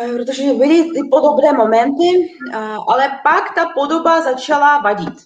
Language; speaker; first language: Czech; non-native, fluent; Russian